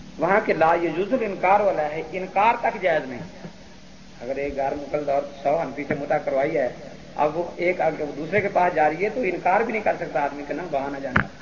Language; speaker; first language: Urdu; non-native, local second language; Punjabi